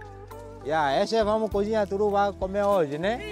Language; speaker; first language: Spanish; non-native, learner; Vietnamese